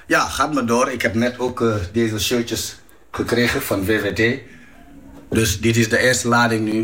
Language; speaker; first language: Dutch; non-native, fluent; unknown